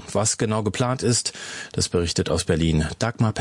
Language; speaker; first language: German; native; German